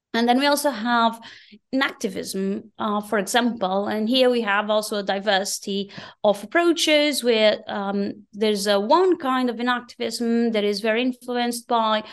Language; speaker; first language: English; non-native, fluent; Portuguese